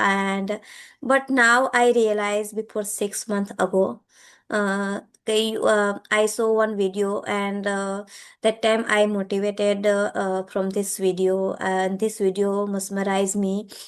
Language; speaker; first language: English; non-native, learner; Gujarati